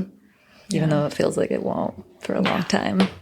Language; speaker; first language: English; native; English